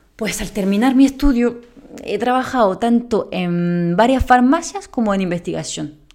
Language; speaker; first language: Spanish; non-native, fluent; French